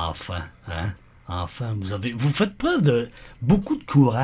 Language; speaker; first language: French; native; French